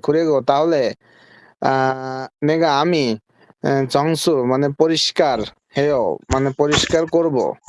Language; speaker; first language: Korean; non-native, learner; Bangla